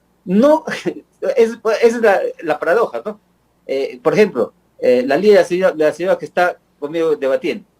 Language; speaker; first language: Spanish; native; Spanish